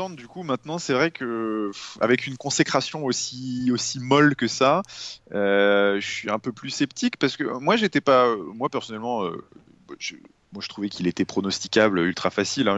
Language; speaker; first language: French; native; French